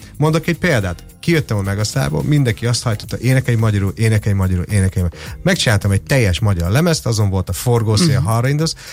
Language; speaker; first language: Hungarian; early bilingual, heritage; Hungarian